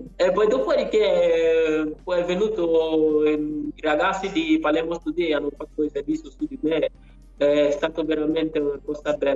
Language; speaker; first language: Italian; non-native, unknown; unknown